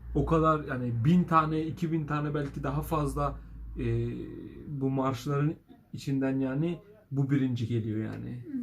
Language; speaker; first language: Turkish; native; Turkish